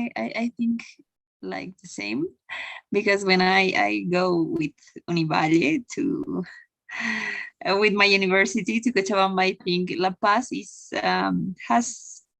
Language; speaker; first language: English; non-native, learner; Spanish